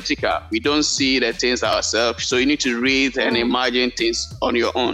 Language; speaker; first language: English; non-native, local second language; Akan